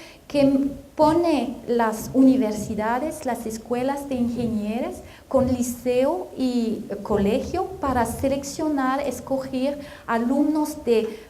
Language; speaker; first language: Spanish; non-native, fluent; French